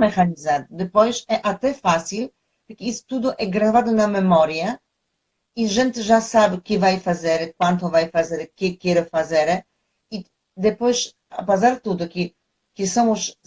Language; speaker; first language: Portuguese; non-native, fluent; Polish